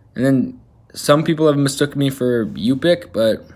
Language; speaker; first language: English; native; English